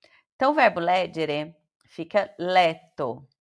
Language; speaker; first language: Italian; non-native, fluent; Portuguese